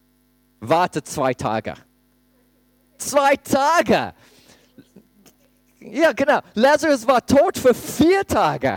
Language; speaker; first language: German; non-native, fluent; English